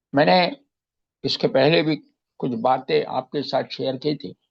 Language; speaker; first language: Hindi; non-native, local second language; Marathi